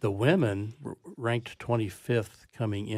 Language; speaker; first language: English; native; English